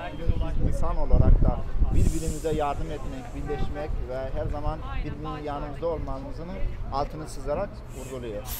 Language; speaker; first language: Turkish; non-native, fluent; Persian